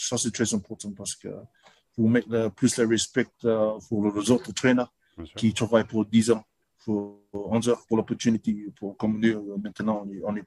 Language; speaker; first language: French; non-native, learner; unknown